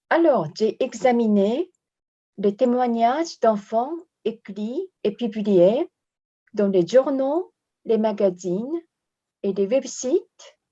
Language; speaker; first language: French; non-native, fluent; Japanese